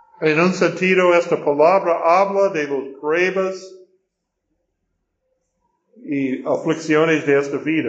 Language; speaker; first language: Spanish; non-native, fluent; English